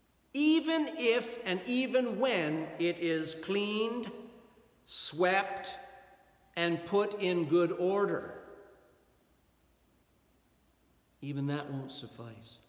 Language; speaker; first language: English; native; English